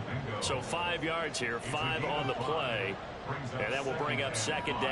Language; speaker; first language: English; native; English